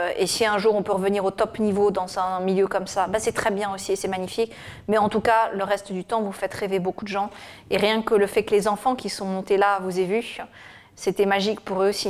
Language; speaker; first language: French; native; French